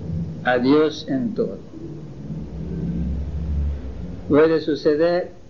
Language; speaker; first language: Spanish; non-native, fluent; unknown